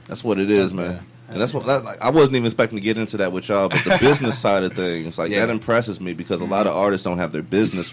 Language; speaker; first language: English; native; English